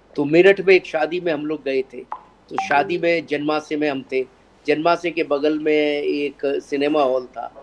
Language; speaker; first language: Hindi; native; Hindi